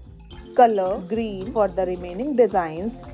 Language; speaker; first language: English; non-native, local second language; Hindi